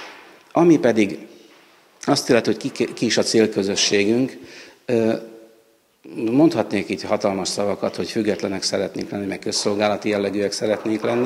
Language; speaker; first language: Hungarian; native; Hungarian